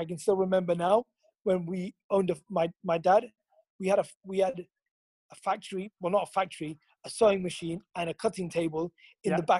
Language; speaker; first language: English; native; English